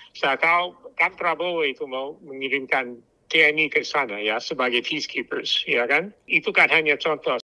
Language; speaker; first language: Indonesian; non-native, fluent; English